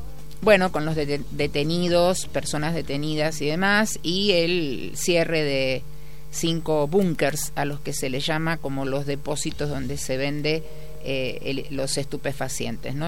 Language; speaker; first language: Spanish; native; Spanish